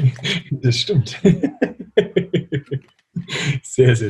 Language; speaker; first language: German; native; German